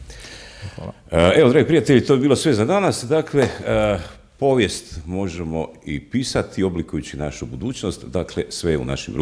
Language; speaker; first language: Croatian; native; Croatian